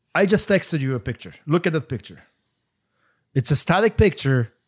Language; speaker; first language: English; non-native, fluent; Polish